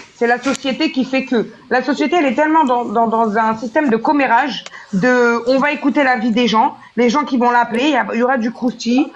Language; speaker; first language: French; native; French